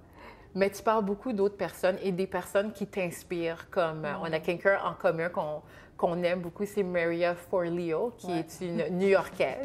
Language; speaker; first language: French; native; French